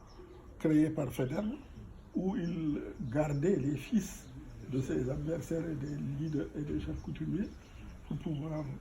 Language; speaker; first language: French; non-native, local second language; Fula